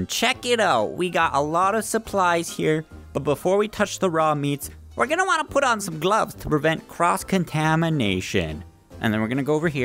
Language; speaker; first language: English; native; English